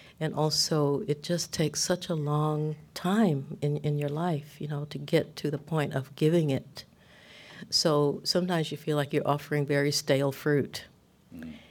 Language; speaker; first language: English; native; English